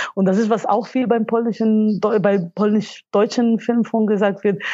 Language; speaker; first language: German; non-native, fluent; Spanish